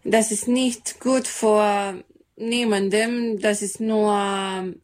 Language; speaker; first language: German; non-native, learner; Serbian